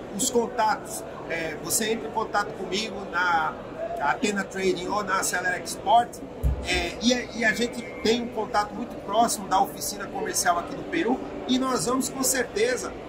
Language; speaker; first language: Portuguese; native; Portuguese